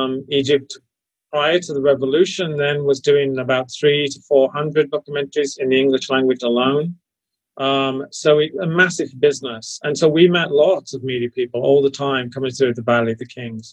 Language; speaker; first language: English; native; English